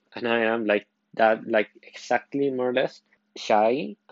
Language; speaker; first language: English; non-native, fluent; Spanish